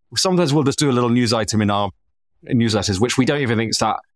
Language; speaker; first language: English; native; English